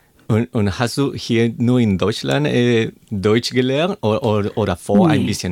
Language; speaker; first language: German; non-native, learner; Spanish